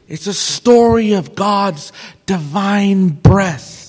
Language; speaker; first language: English; native; English